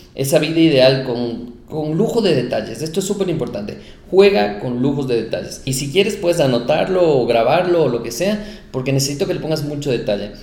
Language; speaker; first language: Spanish; native; Spanish